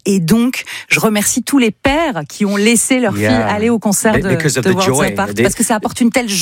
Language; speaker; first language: French; native; French